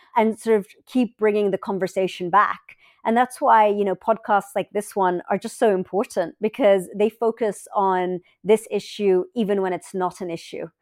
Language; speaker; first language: English; native; English